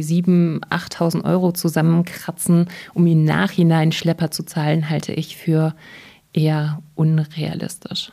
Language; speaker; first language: German; native; German